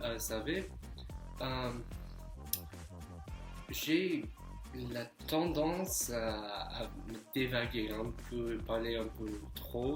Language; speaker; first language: French; non-native, fluent; English